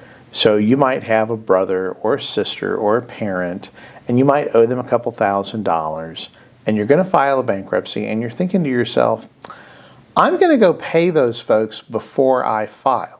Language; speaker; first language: English; native; English